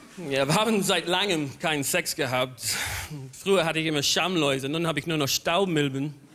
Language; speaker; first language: German; non-native, fluent; English